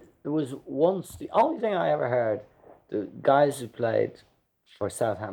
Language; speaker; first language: English; native; English